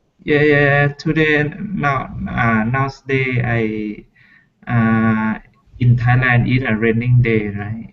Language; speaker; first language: English; non-native, learner; Thai